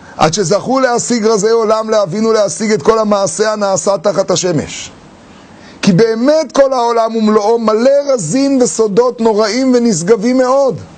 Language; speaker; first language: Hebrew; native; Hebrew